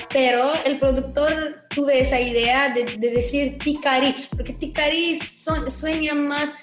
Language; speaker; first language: Spanish; non-native, fluent; Romanian